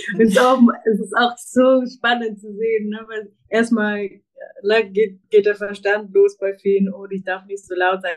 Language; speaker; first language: German; non-native, fluent; English